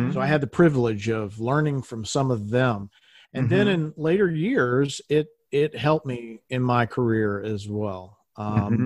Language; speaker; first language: English; native; English